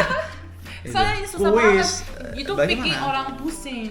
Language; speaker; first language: Indonesian; non-native, fluent; Chinese